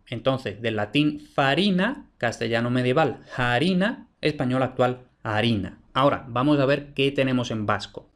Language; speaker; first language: Spanish; native; Spanish